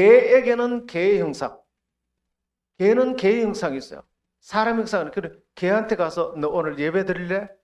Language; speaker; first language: Korean; native; Korean